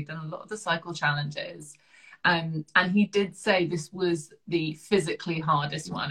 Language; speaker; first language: English; native; English